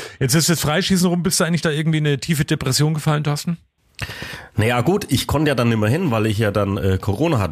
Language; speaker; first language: German; native; German